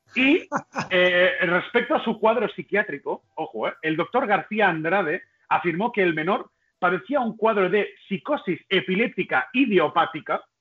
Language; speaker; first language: Spanish; non-native, local second language; Catalan